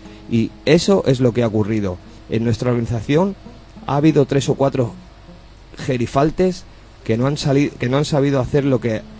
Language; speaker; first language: Spanish; native; Spanish